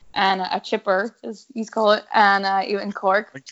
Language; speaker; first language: English; native; English